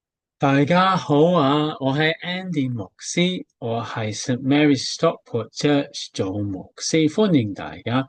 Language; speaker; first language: Cantonese; non-native, fluent; English